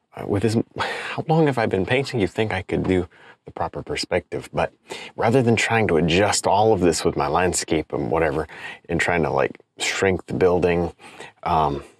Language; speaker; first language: English; native; English